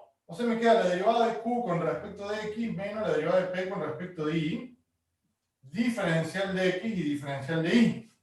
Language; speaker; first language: Spanish; native; Spanish